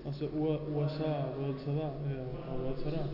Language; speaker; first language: Hebrew; non-native, learner; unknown